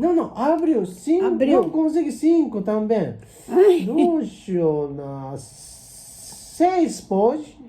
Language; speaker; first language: Portuguese; non-native, learner; Japanese